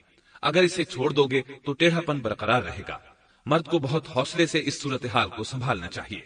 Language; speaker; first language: Urdu; native; Urdu